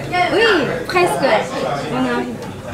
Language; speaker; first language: French; non-native, learner; Japanese